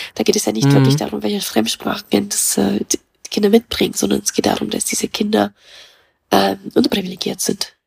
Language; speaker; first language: German; early bilingual, other home language; Russian